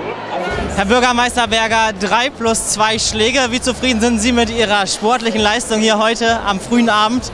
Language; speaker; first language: German; native; German